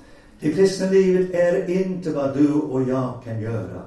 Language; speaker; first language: Swedish; non-native, fluent; English